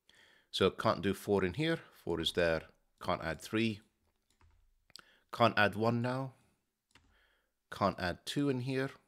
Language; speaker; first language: English; native; English